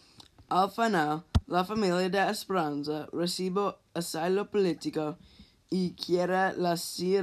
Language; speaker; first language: Spanish; non-native, learner; English